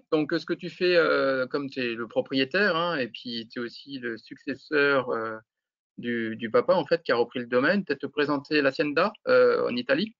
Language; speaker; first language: French; native; French